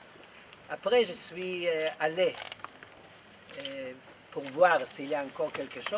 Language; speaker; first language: French; non-native, fluent; Hebrew